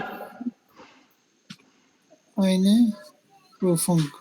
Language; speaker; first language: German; non-native, learner; Urdu